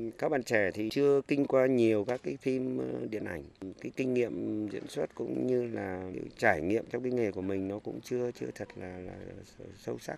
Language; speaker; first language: Vietnamese; native; Vietnamese